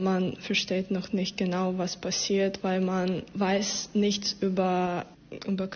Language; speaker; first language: German; non-native, fluent; Ukrainian